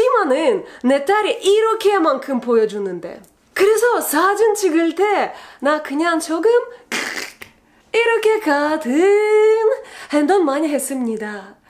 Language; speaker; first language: Korean; non-native, learner; Russian